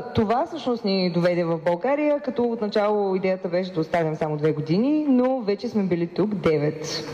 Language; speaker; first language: Bulgarian; non-native, fluent; English